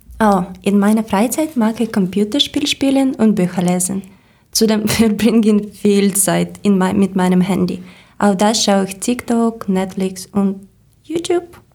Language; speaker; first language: German; non-native, learner; Ukrainian